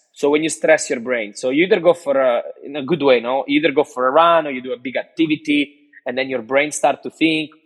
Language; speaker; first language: English; non-native, fluent; Italian